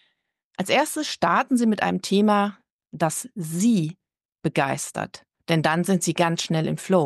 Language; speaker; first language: German; native; German